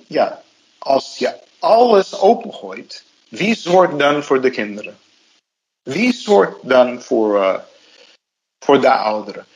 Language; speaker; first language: Dutch; non-native, fluent; English